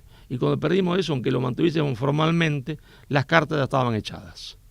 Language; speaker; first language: Spanish; native; Spanish